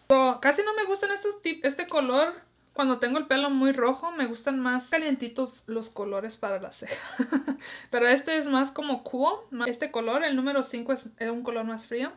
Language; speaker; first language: Spanish; early bilingual, heritage; Spanish